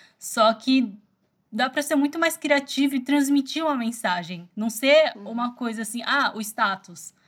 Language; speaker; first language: Portuguese; early bilingual, other home language; Chinese